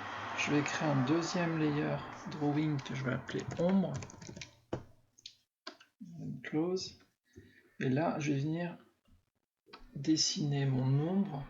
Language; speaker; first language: French; native; French